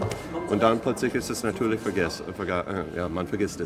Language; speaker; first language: German; non-native, fluent; English